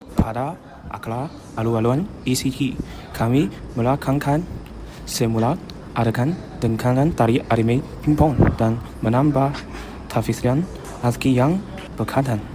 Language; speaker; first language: Malay; non-native, learner; Chinese